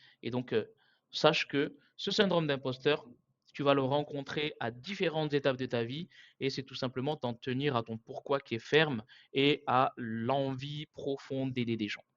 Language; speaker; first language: French; native; French